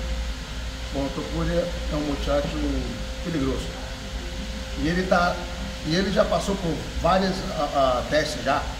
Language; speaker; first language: Spanish; non-native, fluent; Portuguese